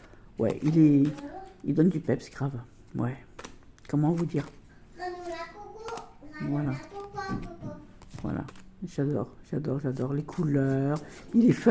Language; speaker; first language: French; native; French